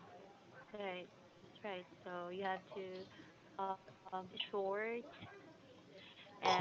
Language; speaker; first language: English; non-native, fluent; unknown